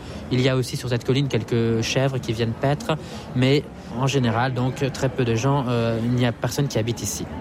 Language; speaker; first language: French; native; French